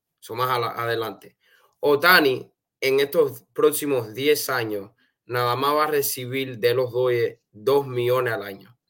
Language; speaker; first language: Spanish; early bilingual, heritage; Spanish